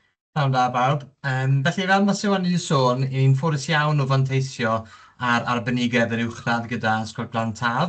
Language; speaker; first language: Welsh; native; Welsh